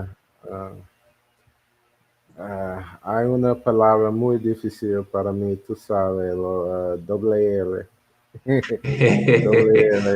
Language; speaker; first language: Spanish; non-native, learner; English